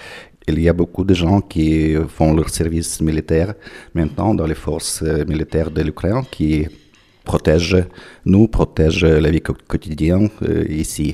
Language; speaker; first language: French; non-native, fluent; Ukrainian